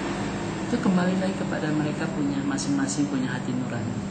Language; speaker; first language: Indonesian; native; Indonesian